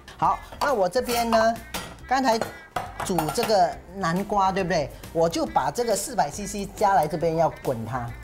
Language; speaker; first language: Chinese; native; Chinese